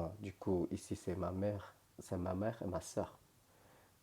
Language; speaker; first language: French; non-native, learner; Korean